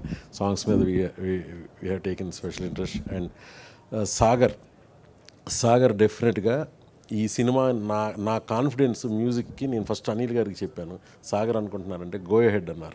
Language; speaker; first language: Telugu; native; Telugu